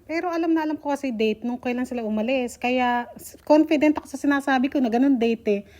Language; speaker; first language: Filipino; native; Filipino